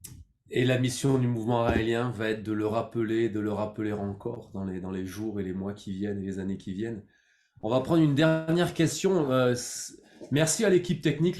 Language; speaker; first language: French; native; French